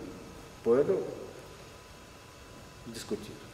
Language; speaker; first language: Spanish; non-native, learner; Russian